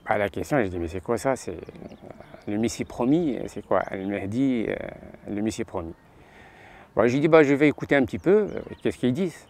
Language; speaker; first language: French; non-native, local second language; Arabic